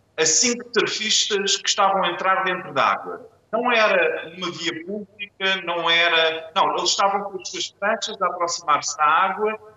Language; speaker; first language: Portuguese; non-native, fluent; German